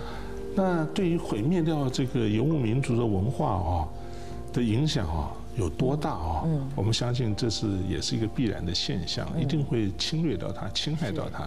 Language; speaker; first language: Chinese; native; Chinese